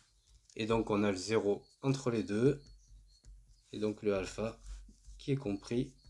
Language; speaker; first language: French; native; French